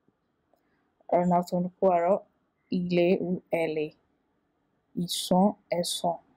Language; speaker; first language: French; non-native, fluent; Burmese